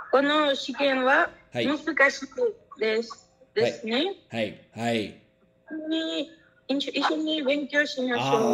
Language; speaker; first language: Japanese; non-native, learner; Spanish